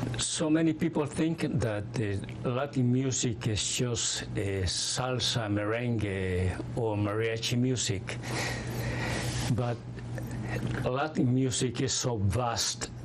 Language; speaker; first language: English; non-native, fluent; Spanish